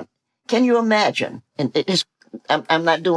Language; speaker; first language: English; native; English